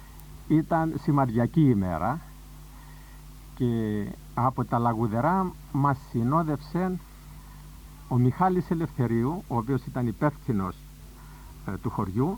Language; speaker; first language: Greek; native; Greek